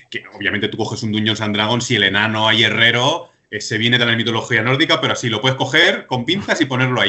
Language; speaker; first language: Spanish; native; Spanish